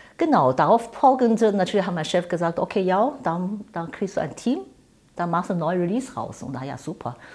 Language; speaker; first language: German; non-native, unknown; Chinese